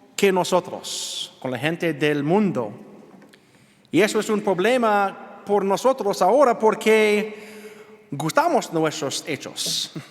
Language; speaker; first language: Spanish; non-native, learner; English